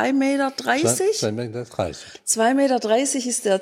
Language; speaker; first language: German; native; German